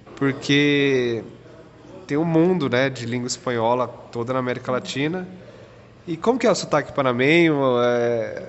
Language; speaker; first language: Portuguese; native; Portuguese